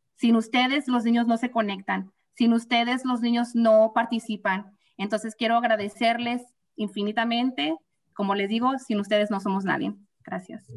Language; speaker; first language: Spanish; early bilingual, heritage; Spanish